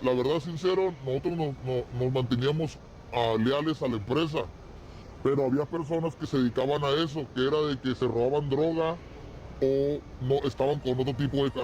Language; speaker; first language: Spanish; native; Spanish